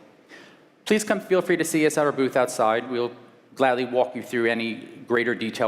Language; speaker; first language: English; native; English